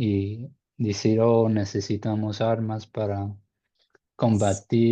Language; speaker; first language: Spanish; non-native, learner; English